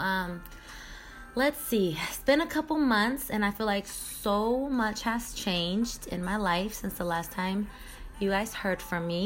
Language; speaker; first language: English; native; English